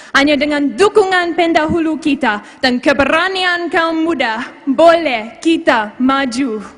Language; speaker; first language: Malay; non-native, fluent; English